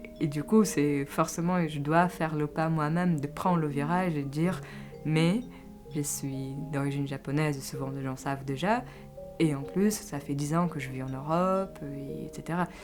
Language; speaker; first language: French; early bilingual, other home language; Portuguese